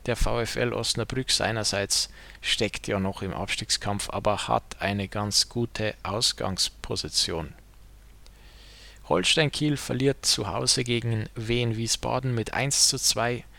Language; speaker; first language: German; native; German